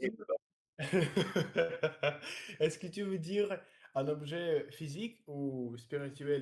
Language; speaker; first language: French; non-native, learner; Russian